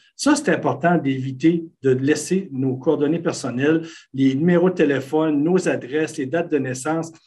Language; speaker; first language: French; native; French